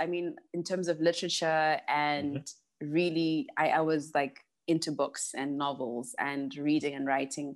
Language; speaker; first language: English; non-native, local second language; Shona